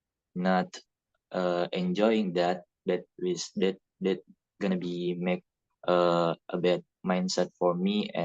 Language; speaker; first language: English; non-native, learner; Indonesian